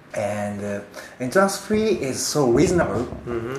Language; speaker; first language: English; non-native, learner; Japanese